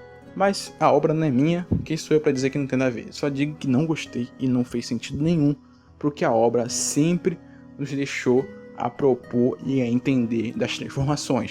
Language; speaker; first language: Portuguese; native; Portuguese